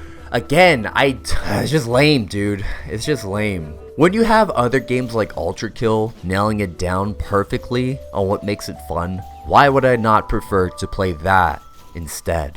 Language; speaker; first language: English; native; English